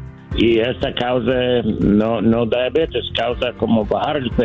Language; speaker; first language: Spanish; non-native, learner; English